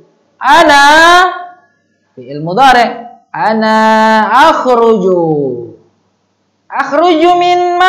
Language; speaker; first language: Arabic; non-native, fluent; Indonesian